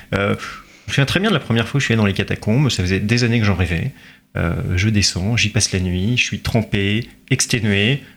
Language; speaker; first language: French; native; French